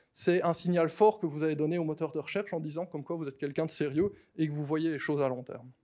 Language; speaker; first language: French; native; French